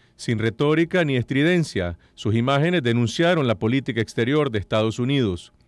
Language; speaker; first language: Spanish; native; Spanish